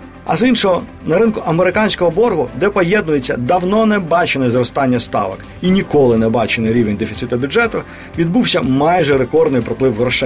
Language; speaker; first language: Ukrainian; native; Ukrainian